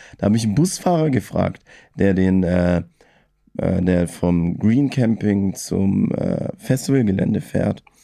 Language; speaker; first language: German; native; German